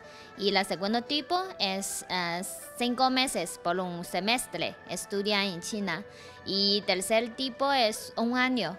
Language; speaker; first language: Spanish; non-native, learner; Chinese